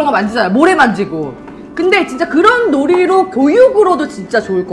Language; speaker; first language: Korean; native; Korean